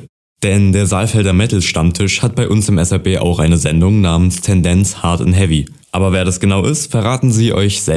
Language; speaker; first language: German; native; German